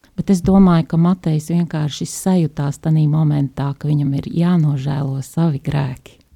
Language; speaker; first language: Latvian; native; Latvian